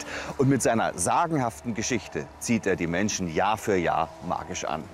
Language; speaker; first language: German; native; German